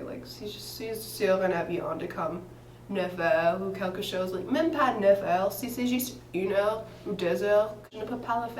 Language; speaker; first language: French; non-native, fluent; English